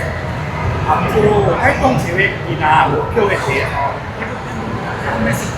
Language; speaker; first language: Korean; non-native, fluent; Thai